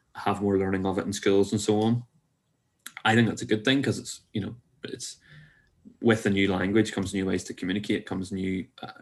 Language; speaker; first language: English; native; English